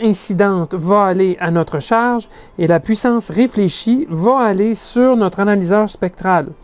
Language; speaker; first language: French; native; French